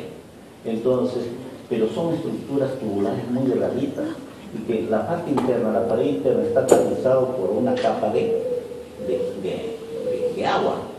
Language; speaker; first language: Spanish; native; Spanish